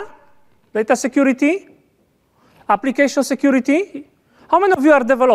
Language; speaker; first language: English; non-native, fluent; Polish